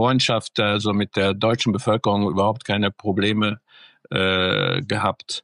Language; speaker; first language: German; early bilingual, other home language; Greek